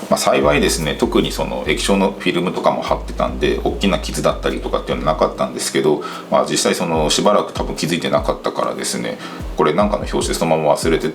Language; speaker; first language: Japanese; native; Japanese